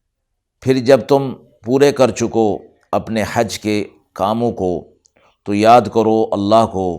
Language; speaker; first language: Urdu; native; Urdu